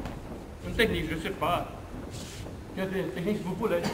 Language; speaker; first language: French; non-native, learner; Romanian